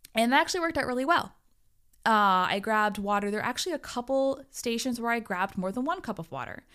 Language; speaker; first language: English; native; English